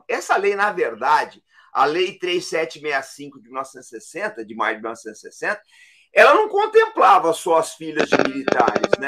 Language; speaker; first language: Portuguese; native; Portuguese